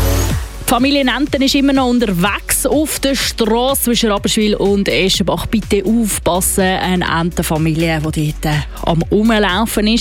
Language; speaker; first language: German; native; German